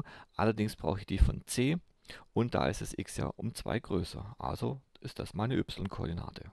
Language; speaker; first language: German; native; German